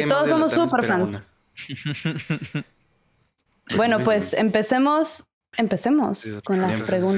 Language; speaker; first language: Spanish; native; Spanish